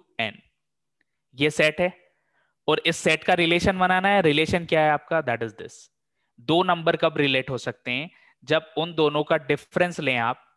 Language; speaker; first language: Hindi; native; Hindi